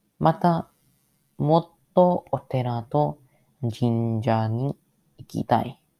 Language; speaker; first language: Japanese; non-native, learner; English